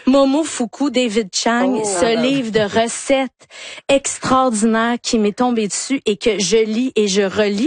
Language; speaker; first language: French; native; French